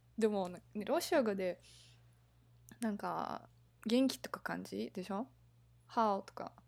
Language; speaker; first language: Japanese; non-native, learner; Russian